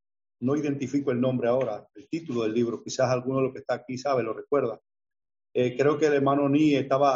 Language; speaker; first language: Spanish; native; Spanish